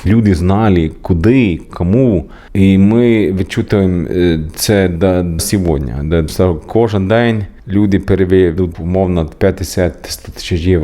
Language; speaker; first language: Ukrainian; non-native, learner; Swedish